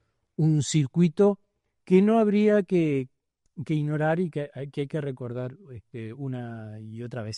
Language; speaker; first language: Spanish; native; Spanish